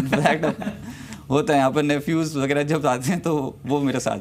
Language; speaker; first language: Hindi; native; Hindi